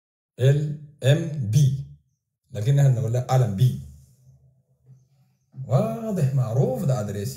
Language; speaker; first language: Arabic; native; Arabic